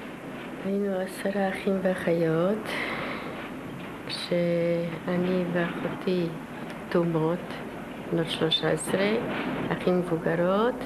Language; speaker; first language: Hebrew; non-native, fluent; Yiddish